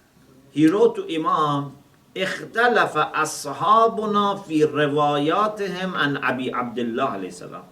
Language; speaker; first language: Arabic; non-native, fluent; Persian